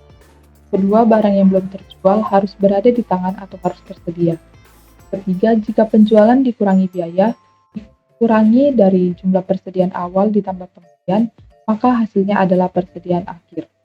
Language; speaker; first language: Indonesian; native; Indonesian